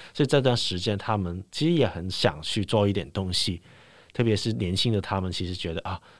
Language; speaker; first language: Chinese; non-native, local second language; Cantonese